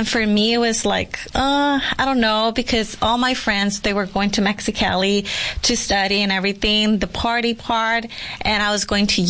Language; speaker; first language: English; non-native, fluent; Spanish